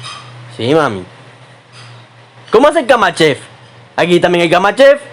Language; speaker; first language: Spanish; native; Spanish